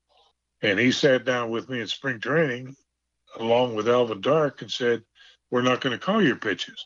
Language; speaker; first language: English; native; English